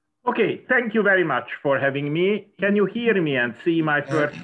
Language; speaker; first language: English; non-native, fluent; Hungarian